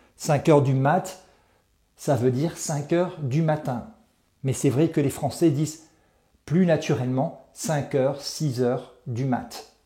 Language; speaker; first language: French; native; French